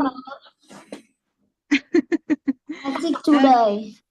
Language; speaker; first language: English; non-native, learner; Vietnamese